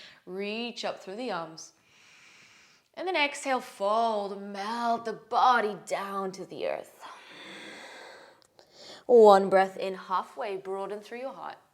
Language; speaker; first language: English; native; English